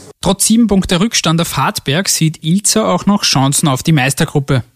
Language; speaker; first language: German; native; German